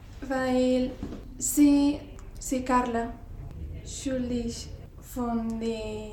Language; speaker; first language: German; non-native, learner; Spanish